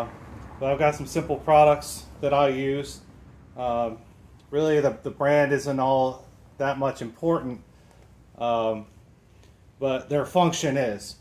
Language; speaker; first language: English; native; English